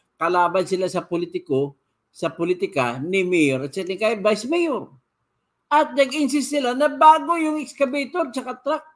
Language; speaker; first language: Filipino; non-native, local second language; Cebuano